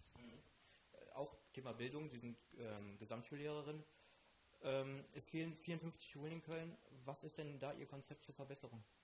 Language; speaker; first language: German; native; German